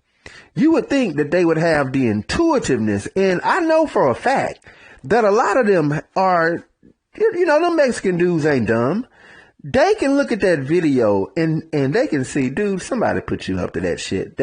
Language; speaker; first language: English; native; English